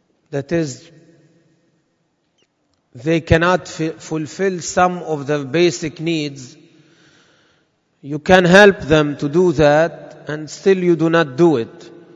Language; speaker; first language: English; non-native, fluent; Arabic